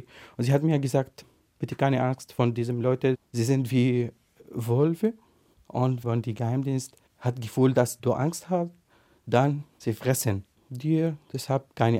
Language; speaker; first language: German; non-native, learner; Arabic